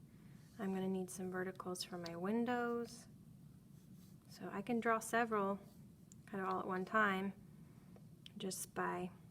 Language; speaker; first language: English; native; English